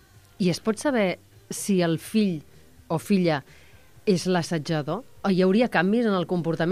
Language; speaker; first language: Catalan; native; Catalan